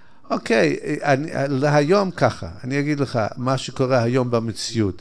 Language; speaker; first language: Hebrew; non-native, fluent; English